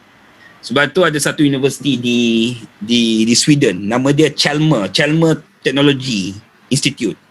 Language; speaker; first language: Malay; native; Malay